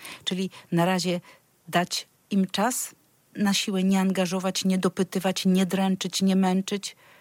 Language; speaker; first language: Polish; native; Polish